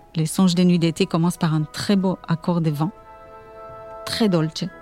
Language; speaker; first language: French; non-native, fluent; Portuguese